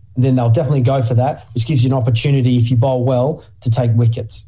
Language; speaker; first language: English; native; English